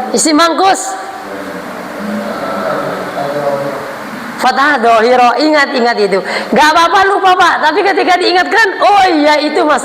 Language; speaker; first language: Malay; non-native, local second language; Javanese